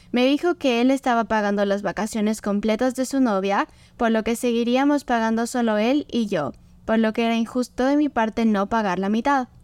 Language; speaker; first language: Spanish; native; Spanish